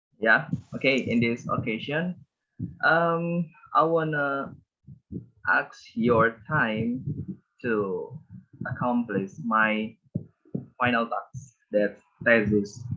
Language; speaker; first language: English; non-native, learner; Indonesian